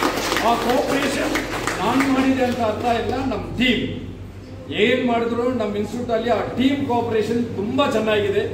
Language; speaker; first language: Kannada; non-native, local second language; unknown